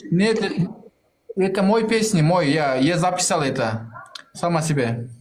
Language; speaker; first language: Russian; non-native, learner; Kyrgyz